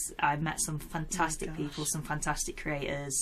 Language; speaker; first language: English; native; English